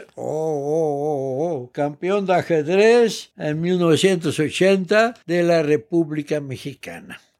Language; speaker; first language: Spanish; early bilingual, heritage; Dutch